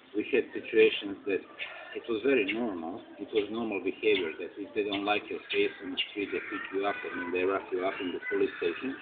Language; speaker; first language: English; non-native, fluent; Croatian